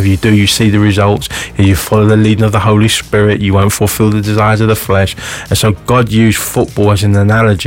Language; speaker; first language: English; native; English